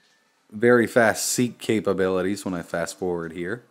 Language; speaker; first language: English; native; English